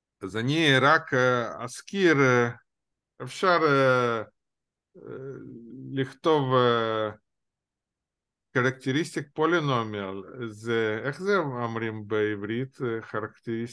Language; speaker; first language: Hebrew; non-native, fluent; Russian